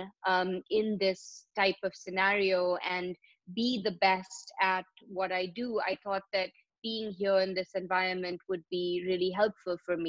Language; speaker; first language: English; non-native, local second language; Hindi